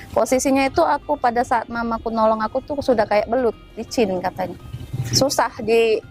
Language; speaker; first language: Indonesian; native; Indonesian